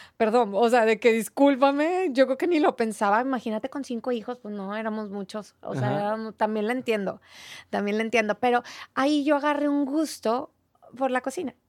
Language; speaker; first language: Spanish; native; Spanish